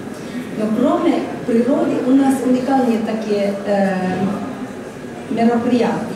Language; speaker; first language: Russian; non-native, fluent; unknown